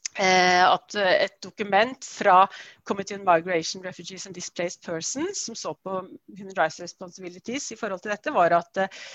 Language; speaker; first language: Norwegian; native; Norwegian